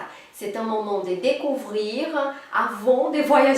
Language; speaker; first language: French; non-native, fluent; Portuguese